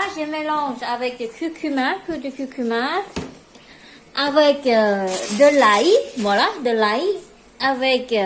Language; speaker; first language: French; non-native, local second language; Khmer